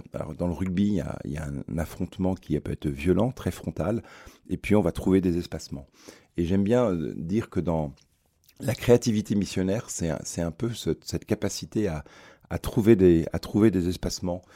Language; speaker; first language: French; native; French